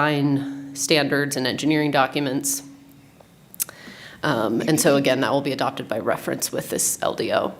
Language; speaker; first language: English; native; English